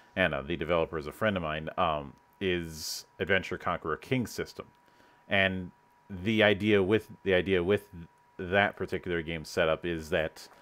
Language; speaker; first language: English; native; English